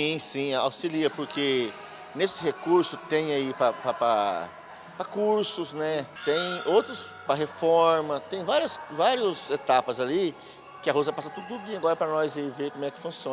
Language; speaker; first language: Portuguese; native; Portuguese